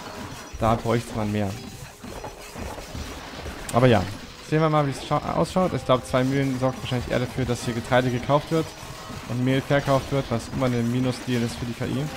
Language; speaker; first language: German; native; German